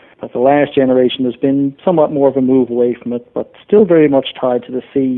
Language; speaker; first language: English; native; English